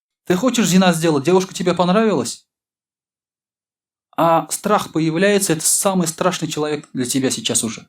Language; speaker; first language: Russian; non-native, local second language; Tatar